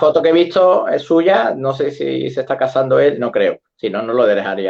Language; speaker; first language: Spanish; native; Spanish